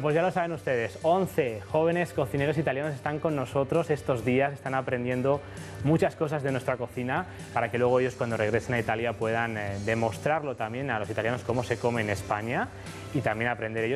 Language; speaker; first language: Spanish; native; Spanish